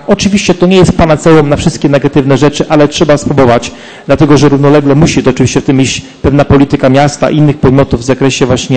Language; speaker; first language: Polish; native; Polish